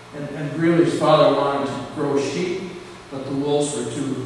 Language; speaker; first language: English; native; English